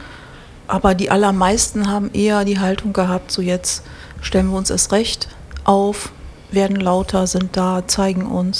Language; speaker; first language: German; native; German